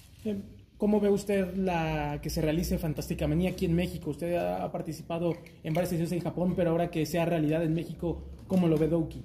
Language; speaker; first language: Spanish; native; Spanish